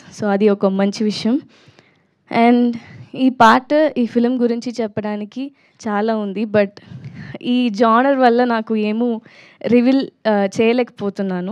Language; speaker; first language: Telugu; non-native, learner; Tamil